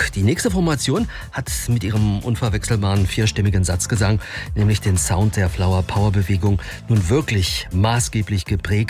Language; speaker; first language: German; native; German